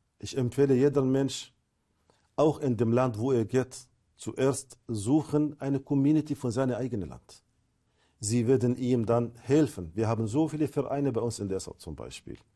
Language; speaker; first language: German; non-native, fluent; Arabic